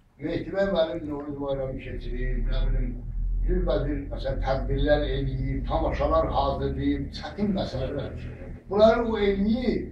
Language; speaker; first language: Azerbaijani; non-native, local second language; Talysh